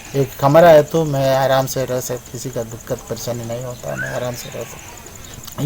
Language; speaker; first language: Hindi; non-native, local second language; Malayalam